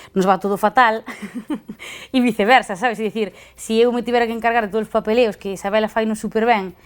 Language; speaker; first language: Galician; native; Galician